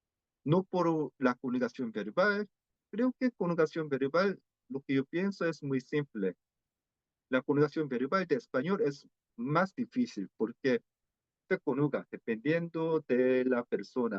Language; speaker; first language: Spanish; non-native, fluent; Korean